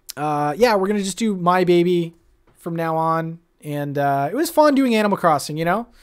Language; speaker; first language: English; native; English